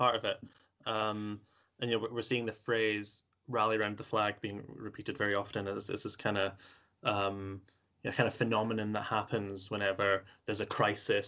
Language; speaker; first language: English; native; English